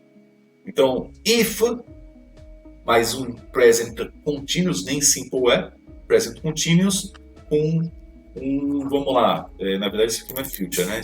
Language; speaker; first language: Portuguese; native; Portuguese